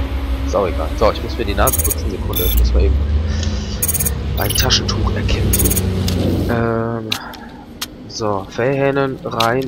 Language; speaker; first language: German; native; German